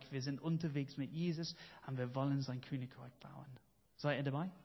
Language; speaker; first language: German; non-native, fluent; English